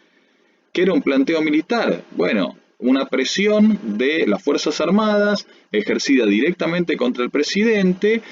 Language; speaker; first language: Spanish; native; Spanish